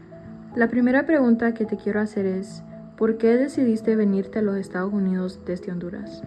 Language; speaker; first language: Spanish; early bilingual, heritage; Spanish